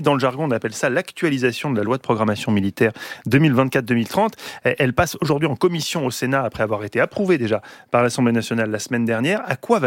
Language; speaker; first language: French; native; French